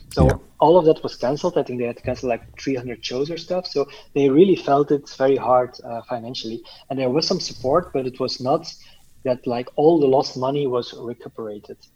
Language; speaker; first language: English; non-native, fluent; Dutch